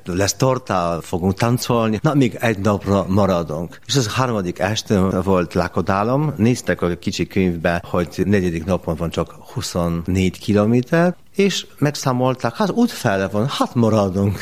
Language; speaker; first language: Hungarian; non-native, learner; Polish